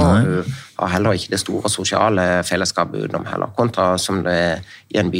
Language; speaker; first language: Norwegian; native; Norwegian